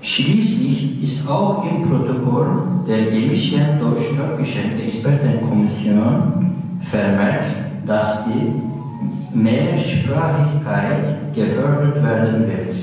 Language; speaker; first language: German; non-native, learner; Turkish